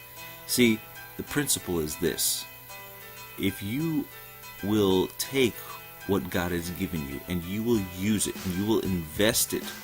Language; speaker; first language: English; native; English